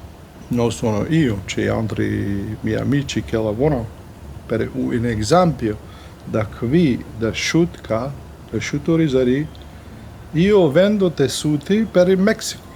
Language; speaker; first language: Italian; non-native, learner; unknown